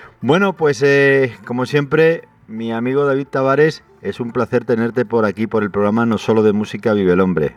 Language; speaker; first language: Spanish; native; Spanish